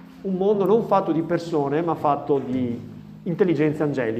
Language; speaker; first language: Italian; native; Italian